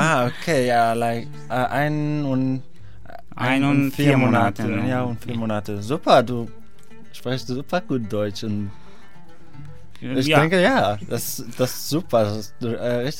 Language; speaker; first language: German; non-native, learner; Arabic